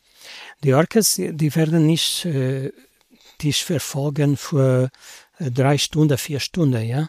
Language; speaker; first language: German; non-native, learner; Portuguese